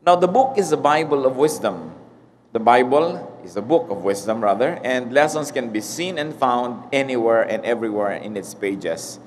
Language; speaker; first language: English; non-native, local second language; Filipino